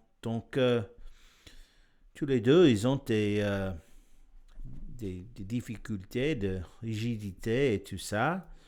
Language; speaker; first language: French; non-native, learner; English